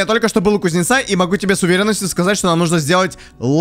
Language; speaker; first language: Russian; native; Russian